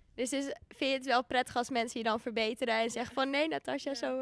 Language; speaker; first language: Dutch; native; Dutch